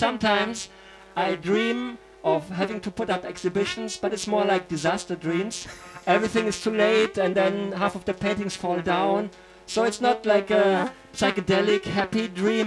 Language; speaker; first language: English; non-native, fluent; German